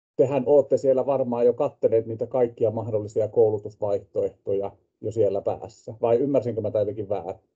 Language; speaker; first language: Finnish; native; Finnish